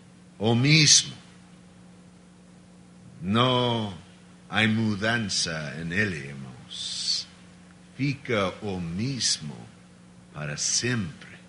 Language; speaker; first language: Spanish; non-native, learner; Portuguese